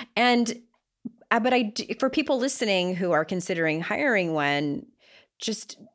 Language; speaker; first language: English; native; English